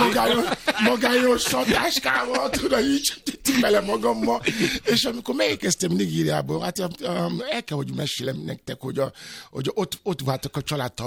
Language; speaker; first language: Hungarian; non-native, fluent; Yoruba